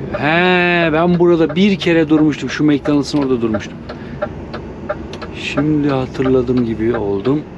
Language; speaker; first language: Turkish; native; Turkish